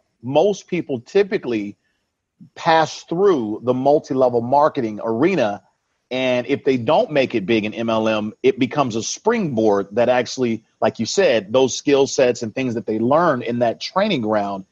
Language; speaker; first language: English; native; English